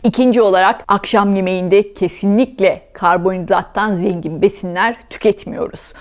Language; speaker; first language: Turkish; native; Turkish